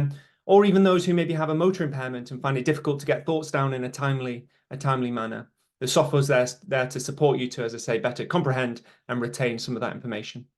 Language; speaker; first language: English; native; English